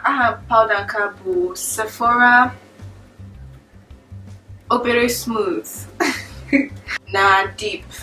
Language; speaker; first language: Igbo; early bilingual, heritage; English